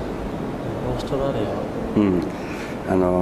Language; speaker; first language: Japanese; non-native, fluent; English